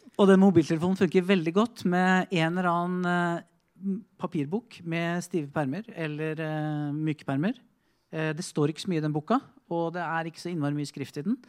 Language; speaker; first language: Norwegian; native; Norwegian